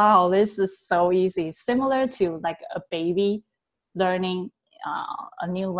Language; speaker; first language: English; non-native, fluent; Chinese